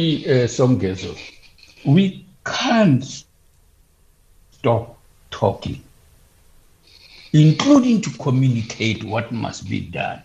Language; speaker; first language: English; non-native, local second language; Southern Sotho